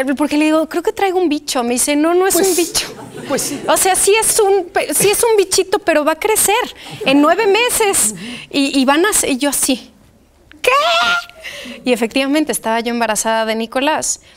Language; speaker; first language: Spanish; early bilingual, other home language; Polish